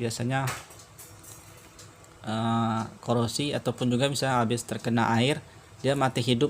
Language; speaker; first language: Indonesian; native; Indonesian